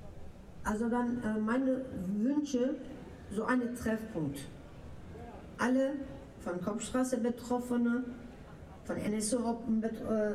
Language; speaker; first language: German; non-native, local second language; Turkish